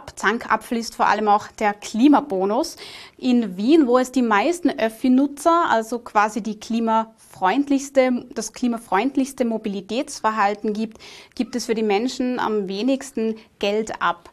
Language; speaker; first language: German; native; German